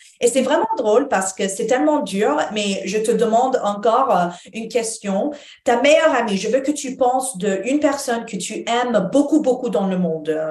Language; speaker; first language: French; non-native, fluent; Arabic